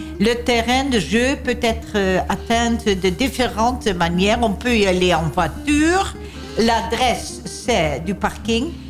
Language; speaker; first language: French; non-native, learner; Dutch